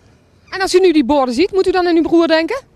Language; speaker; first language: Dutch; native; Dutch